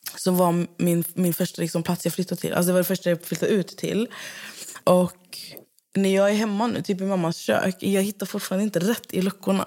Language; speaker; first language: Swedish; native; Swedish